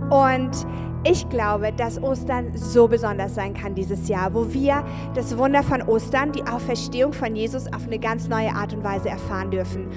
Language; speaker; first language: German; native; German